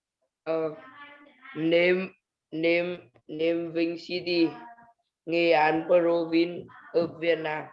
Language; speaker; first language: English; non-native, learner; Vietnamese